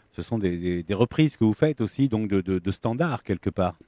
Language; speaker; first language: French; native; French